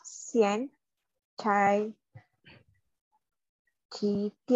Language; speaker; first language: Chinese; non-native, learner; Malay